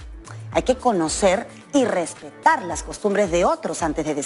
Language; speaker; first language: Spanish; native; Spanish